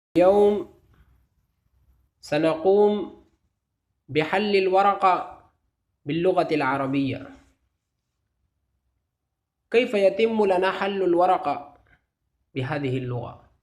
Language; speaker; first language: Arabic; non-native, fluent; Urdu